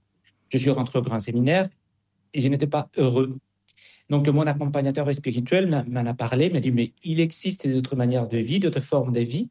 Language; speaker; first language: French; non-native, fluent; Spanish